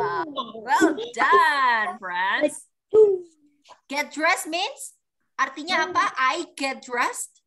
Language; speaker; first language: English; non-native, fluent; Indonesian